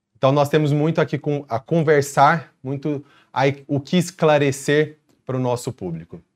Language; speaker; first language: Portuguese; native; Portuguese